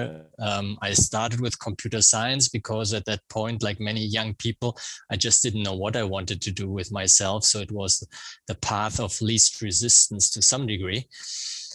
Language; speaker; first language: English; non-native, fluent; German